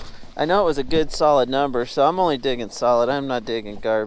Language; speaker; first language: English; native; English